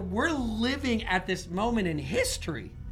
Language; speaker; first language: English; native; English